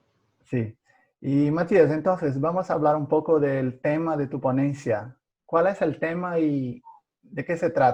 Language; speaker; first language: Spanish; non-native, fluent; Portuguese